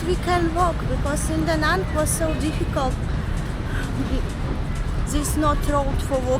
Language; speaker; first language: English; non-native, learner; Russian